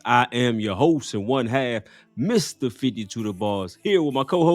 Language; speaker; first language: English; native; English